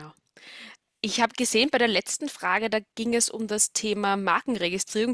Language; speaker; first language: German; native; German